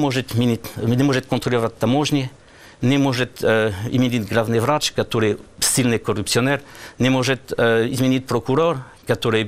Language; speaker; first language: Russian; non-native, learner; French